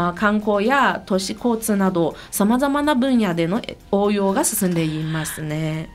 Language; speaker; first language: Japanese; non-native, fluent; Chinese